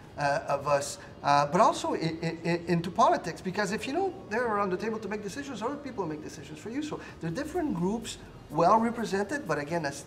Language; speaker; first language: English; non-native, fluent; Spanish